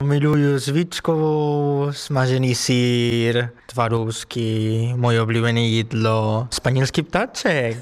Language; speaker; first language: Czech; non-native, learner; Spanish